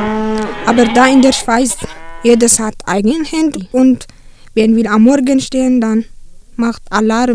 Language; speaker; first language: German; non-native, learner; Tigrinya